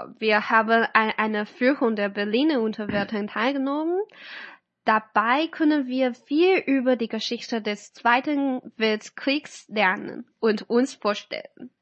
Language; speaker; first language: German; non-native, fluent; Chinese